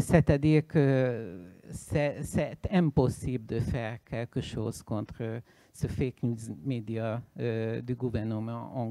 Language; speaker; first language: French; non-native, learner; Hungarian